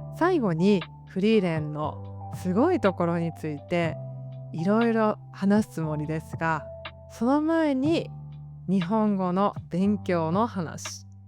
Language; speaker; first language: Japanese; native; Japanese